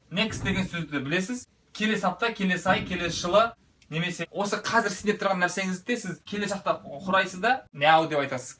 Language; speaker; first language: Kazakh; native; Kazakh